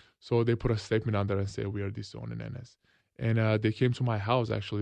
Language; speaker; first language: English; non-native, fluent; Turkish